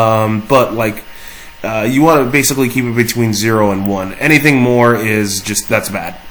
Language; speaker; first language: English; native; English